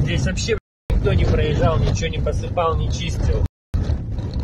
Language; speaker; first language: Russian; native; Russian